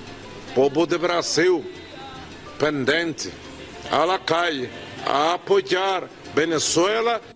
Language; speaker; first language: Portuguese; non-native, learner; Spanish